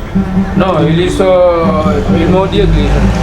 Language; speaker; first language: Portuguese; non-native, learner; Haitian Creole